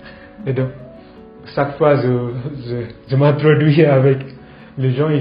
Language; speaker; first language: French; non-native, fluent; Indonesian